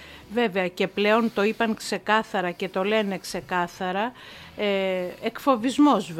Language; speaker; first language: Greek; native; Greek